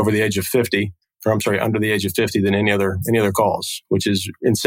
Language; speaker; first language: English; native; English